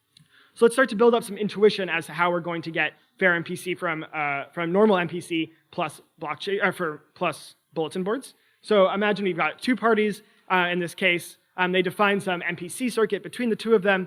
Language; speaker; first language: English; native; English